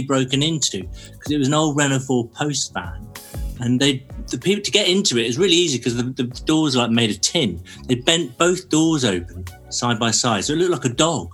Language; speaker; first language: English; native; English